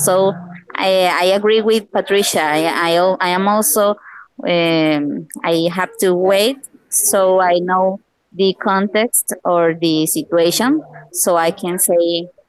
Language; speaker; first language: English; non-native, learner; Spanish